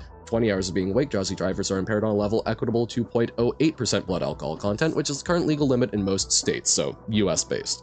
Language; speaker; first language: English; native; English